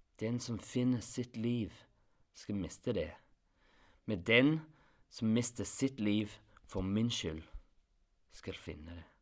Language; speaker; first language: Norwegian; non-native, fluent; English